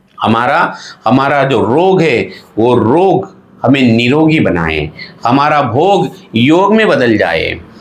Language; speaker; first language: Hindi; non-native, local second language; Marathi